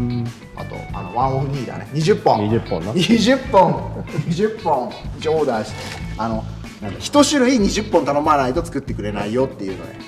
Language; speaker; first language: Japanese; native; Japanese